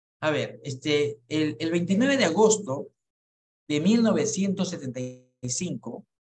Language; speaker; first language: Spanish; native; Spanish